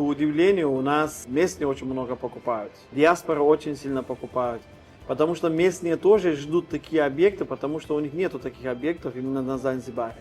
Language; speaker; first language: Russian; non-native, fluent; Turkish